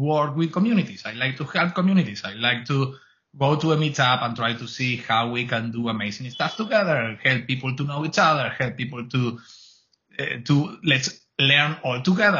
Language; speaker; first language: English; non-native, fluent; Spanish